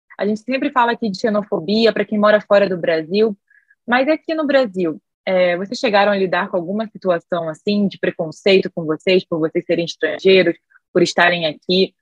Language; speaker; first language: Portuguese; native; Portuguese